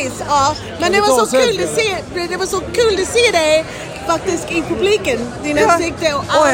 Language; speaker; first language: Swedish; non-native, fluent; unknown